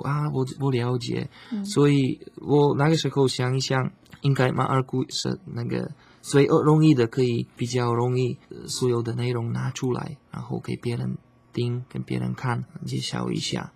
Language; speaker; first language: Chinese; non-native, fluent; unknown